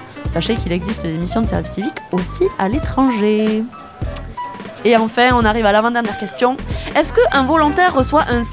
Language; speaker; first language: French; native; French